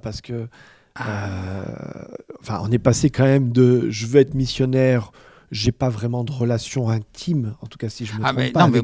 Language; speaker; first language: French; native; French